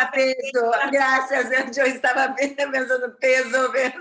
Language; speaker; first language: Spanish; non-native, fluent; Portuguese